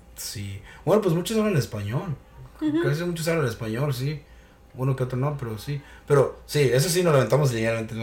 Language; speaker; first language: Spanish; early bilingual, heritage; Spanish